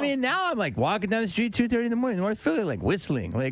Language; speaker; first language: English; native; English